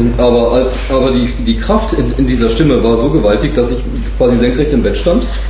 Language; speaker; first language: German; native; German